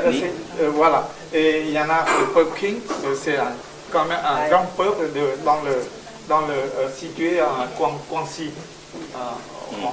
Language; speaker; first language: French; non-native, learner; Chinese